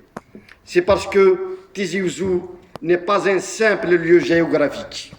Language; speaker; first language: French; non-native, local second language; Kabyle